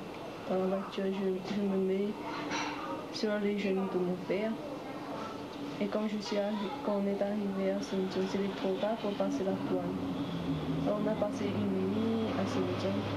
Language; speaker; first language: French; early bilingual, other home language; Chinese